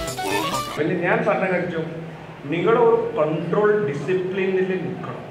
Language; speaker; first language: Malayalam; non-native, learner; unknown